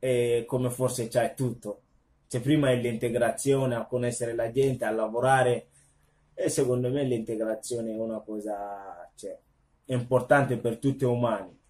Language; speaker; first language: Italian; non-native, learner; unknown